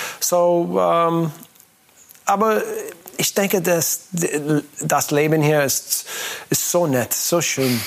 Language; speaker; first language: German; non-native, learner; English